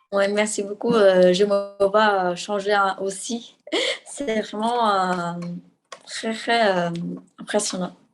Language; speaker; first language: French; non-native, fluent; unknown